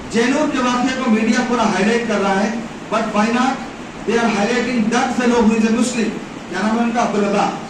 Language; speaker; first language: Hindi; non-native, local second language; Urdu